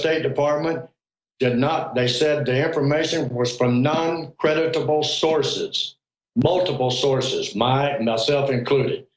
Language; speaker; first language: English; native; English